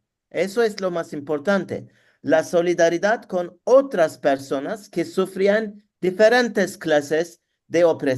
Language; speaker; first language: Spanish; non-native, learner; Turkish